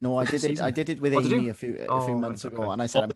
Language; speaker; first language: English; native; English